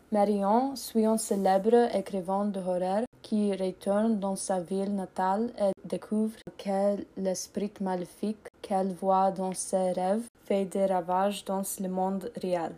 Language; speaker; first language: French; non-native, learner; English